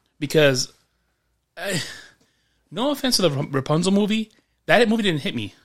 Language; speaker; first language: English; early bilingual, other home language; Spanish